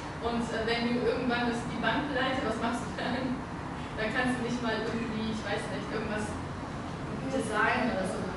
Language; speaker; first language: German; early bilingual, other home language; Armenian